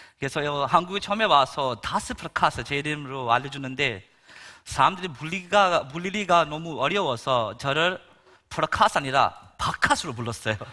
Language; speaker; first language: Korean; non-native, fluent; Bangla